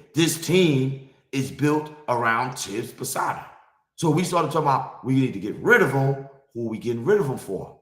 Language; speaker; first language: English; native; English